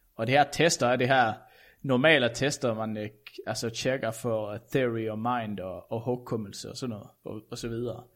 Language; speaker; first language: Danish; native; Danish